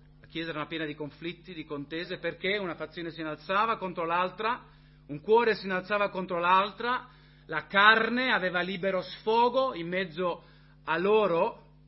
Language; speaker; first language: Italian; non-native, fluent; English